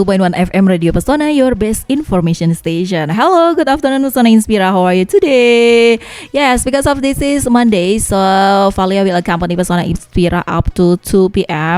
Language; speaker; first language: English; non-native, learner; Indonesian